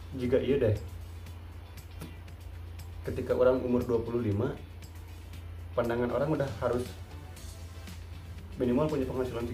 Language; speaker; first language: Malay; non-native, local second language; Sundanese